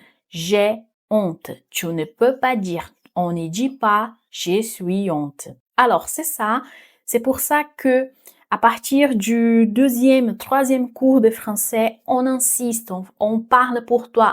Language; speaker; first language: French; non-native, fluent; Portuguese